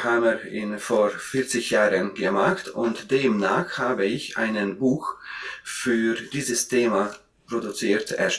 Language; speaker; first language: German; non-native, fluent; Hungarian